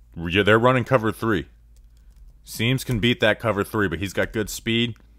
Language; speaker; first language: English; native; English